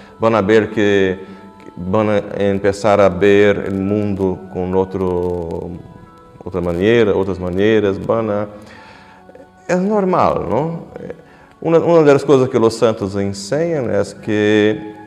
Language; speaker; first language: Spanish; non-native, fluent; Portuguese